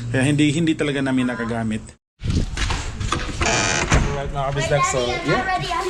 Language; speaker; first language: Filipino; non-native, local second language; Cebuano